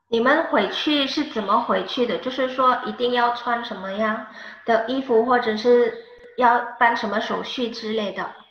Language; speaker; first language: Chinese; non-native, fluent; Indonesian